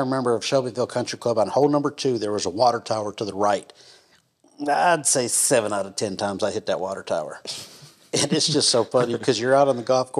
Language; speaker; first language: English; native; English